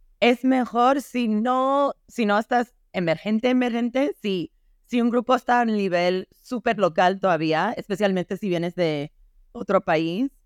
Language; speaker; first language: Spanish; non-native, fluent; English